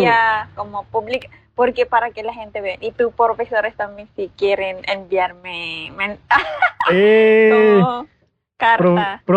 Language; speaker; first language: Spanish; non-native, learner; Filipino